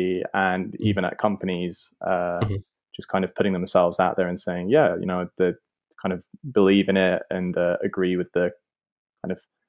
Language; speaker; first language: English; native; English